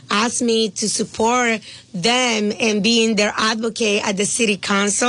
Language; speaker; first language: English; non-native, fluent; Spanish